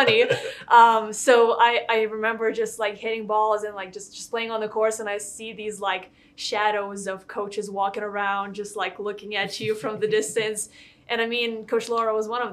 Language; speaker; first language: English; non-native, fluent; Lithuanian